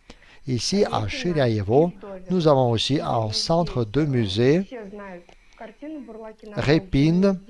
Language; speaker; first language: French; non-native, fluent; Russian